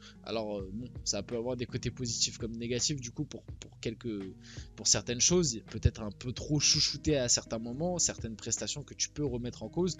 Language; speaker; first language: French; early bilingual, other home language; Portuguese